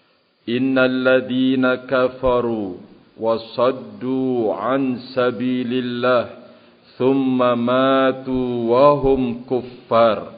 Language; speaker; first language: Arabic; non-native, fluent; Indonesian